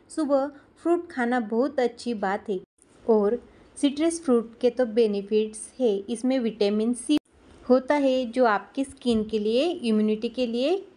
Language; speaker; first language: Hindi; non-native, local second language; Marathi